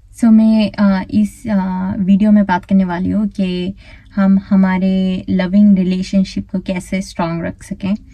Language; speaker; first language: Hindi; non-native, fluent; Bangla